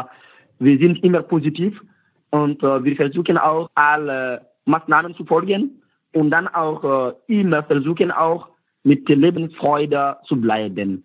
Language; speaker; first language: German; non-native, learner; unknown